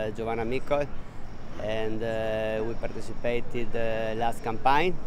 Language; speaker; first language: English; non-native, learner; Italian